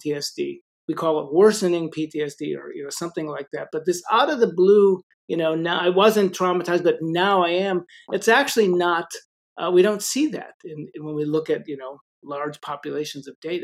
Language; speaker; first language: English; native; English